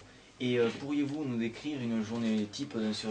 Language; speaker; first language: French; native; French